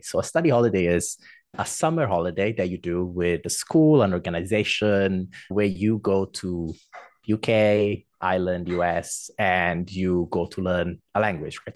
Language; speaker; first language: English; non-native, fluent; Italian